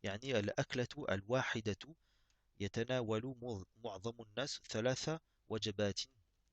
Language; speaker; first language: Arabic; non-native, fluent; French